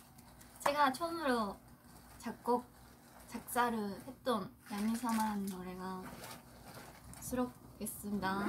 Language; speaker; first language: Korean; non-native, fluent; Japanese